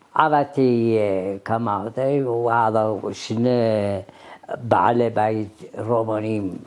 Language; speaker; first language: Hebrew; early bilingual, other home language; Arabic